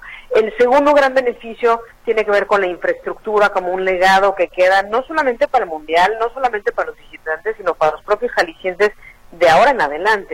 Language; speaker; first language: Spanish; native; Spanish